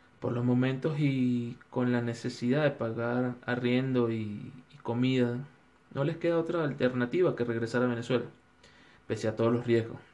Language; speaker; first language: Spanish; native; Spanish